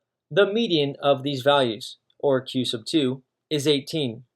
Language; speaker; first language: English; native; English